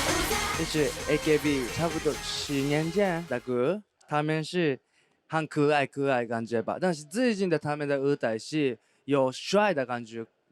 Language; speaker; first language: Chinese; non-native, fluent; Japanese